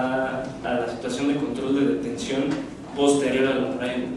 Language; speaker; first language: Spanish; native; Spanish